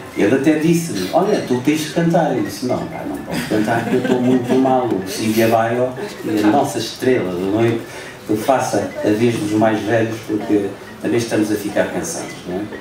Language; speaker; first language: Portuguese; non-native, local second language; Upper Guinea Crioulo